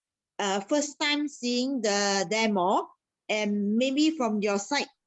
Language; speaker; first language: English; non-native, local second language; Malay